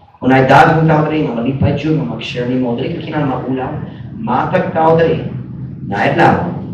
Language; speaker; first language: Cebuano; non-native, fluent; English